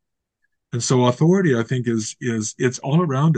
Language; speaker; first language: English; native; English